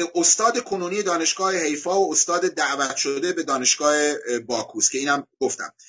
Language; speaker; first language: Persian; non-native, local second language; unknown